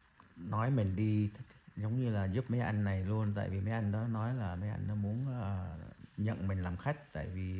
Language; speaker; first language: Vietnamese; early bilingual, heritage; Vietnamese